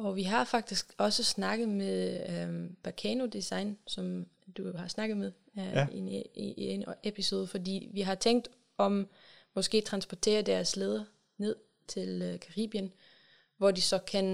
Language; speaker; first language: Danish; non-native, fluent; German